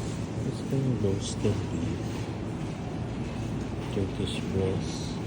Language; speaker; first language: English; non-native, local second language; Filipino